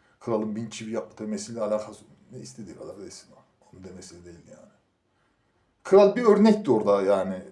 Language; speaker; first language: Turkish; native; Turkish